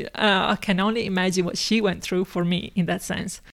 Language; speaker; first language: English; non-native, fluent; Italian